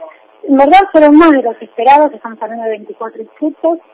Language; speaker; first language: Spanish; native; Spanish